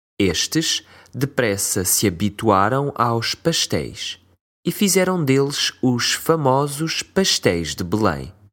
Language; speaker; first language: Portuguese; native; Portuguese